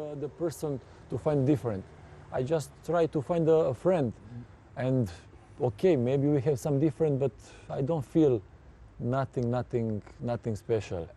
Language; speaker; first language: English; non-native, fluent; Serbian